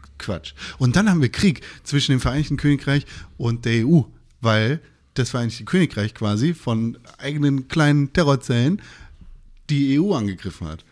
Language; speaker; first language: German; native; German